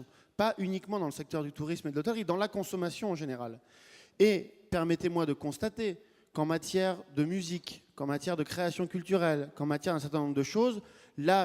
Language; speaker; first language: French; native; French